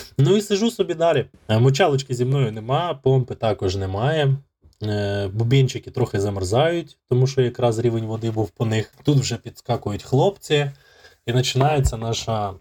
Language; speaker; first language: Ukrainian; native; Ukrainian